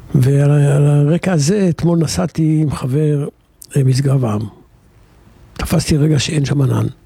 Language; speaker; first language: Hebrew; native; Hebrew